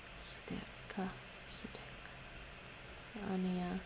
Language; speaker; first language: Arabic; non-native, learner; English